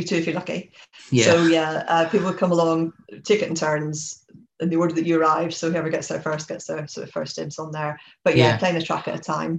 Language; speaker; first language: English; native; English